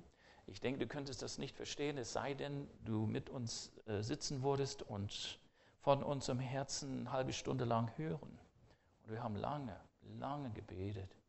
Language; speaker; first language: German; non-native, fluent; English